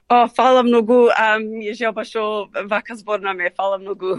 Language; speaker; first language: Macedonian; early bilingual, heritage; Macedonian